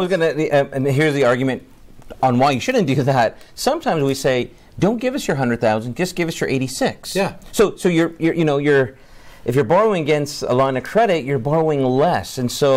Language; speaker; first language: English; native; English